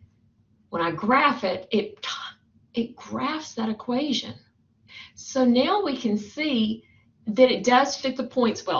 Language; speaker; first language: English; native; English